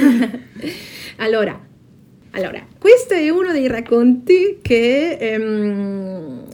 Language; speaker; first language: Italian; non-native, fluent; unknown